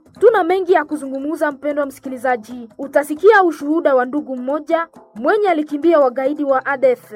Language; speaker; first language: Swahili; non-native, local second language; Nande